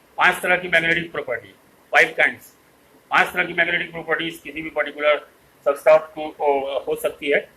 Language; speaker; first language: Hindi; native; Hindi